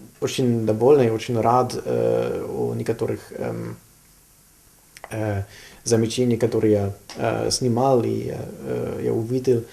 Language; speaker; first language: Russian; non-native, learner; German